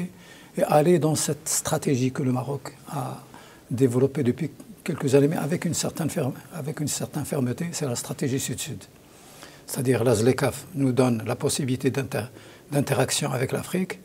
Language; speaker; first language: French; non-native, local second language; Arabic